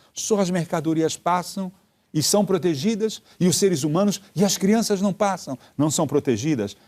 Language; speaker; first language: Portuguese; early bilingual, other home language; Italian